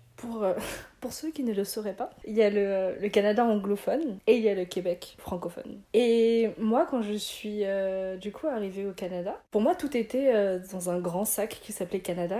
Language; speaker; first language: French; native; French